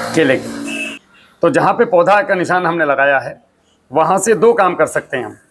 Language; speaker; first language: Hindi; native; Hindi